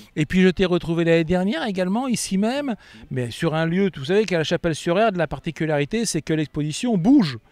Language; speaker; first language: French; native; French